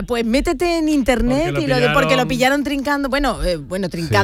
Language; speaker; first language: Spanish; native; Spanish